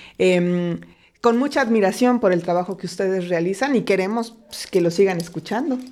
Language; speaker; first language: Spanish; native; Spanish